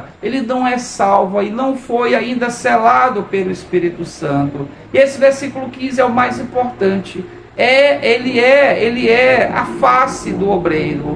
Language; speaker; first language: Portuguese; native; Portuguese